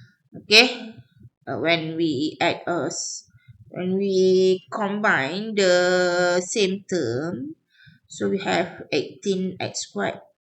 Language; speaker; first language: English; non-native, local second language; Malay